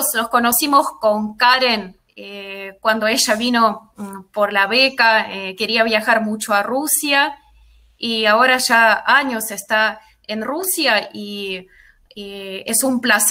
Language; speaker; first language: Spanish; non-native, fluent; Russian